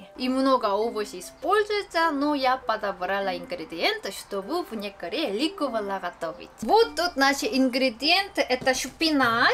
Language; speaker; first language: Russian; non-native, fluent; Korean